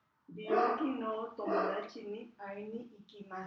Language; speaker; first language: Japanese; non-native, learner; Spanish